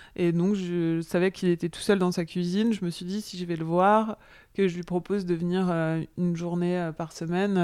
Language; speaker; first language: French; native; French